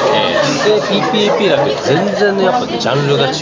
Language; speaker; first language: Japanese; native; Japanese